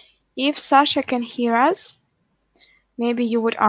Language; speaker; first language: English; non-native, fluent; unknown